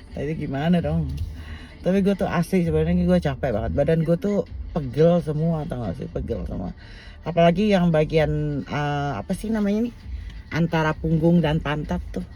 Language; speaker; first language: Indonesian; native; Indonesian